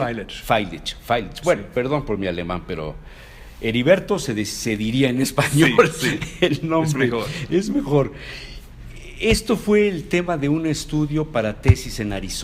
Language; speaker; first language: Spanish; native; Spanish